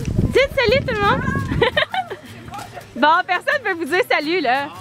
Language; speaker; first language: French; native; French